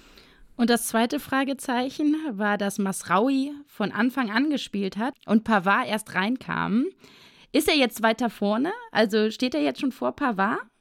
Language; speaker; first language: German; native; German